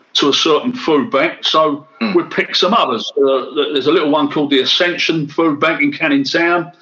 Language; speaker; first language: English; native; English